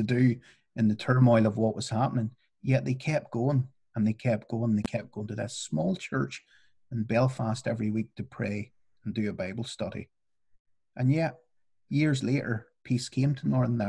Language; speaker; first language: English; native; English